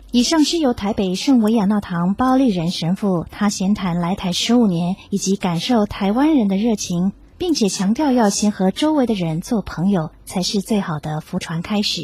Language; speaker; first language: Chinese; native; Chinese